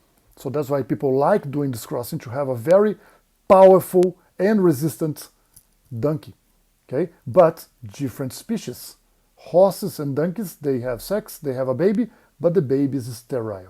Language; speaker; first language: English; non-native, fluent; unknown